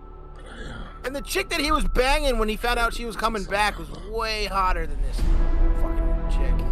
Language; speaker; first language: English; native; English